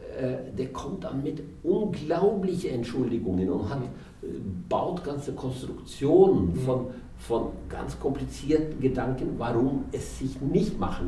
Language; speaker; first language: German; non-native, fluent; Norwegian